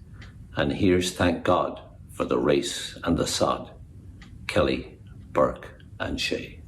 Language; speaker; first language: English; native; English